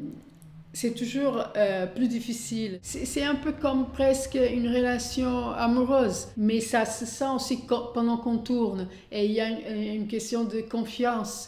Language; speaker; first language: French; non-native, fluent; Portuguese